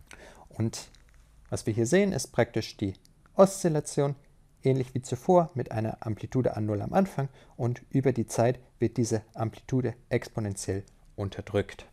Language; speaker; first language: German; native; German